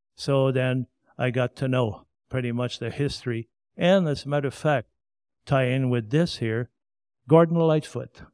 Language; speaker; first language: English; non-native, fluent; French